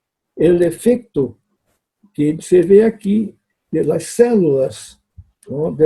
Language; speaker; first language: Spanish; non-native, fluent; Portuguese